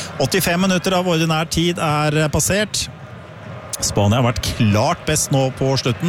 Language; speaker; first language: Norwegian; native; Norwegian